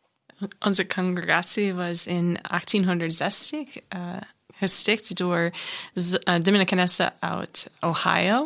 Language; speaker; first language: Dutch; non-native, learner; English